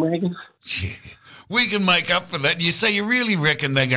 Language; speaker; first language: English; native; English